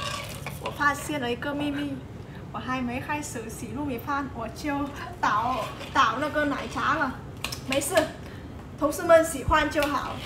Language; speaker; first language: Chinese; non-native, fluent; Vietnamese